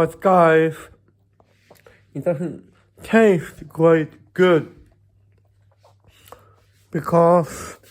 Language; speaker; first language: English; non-native, fluent; Swedish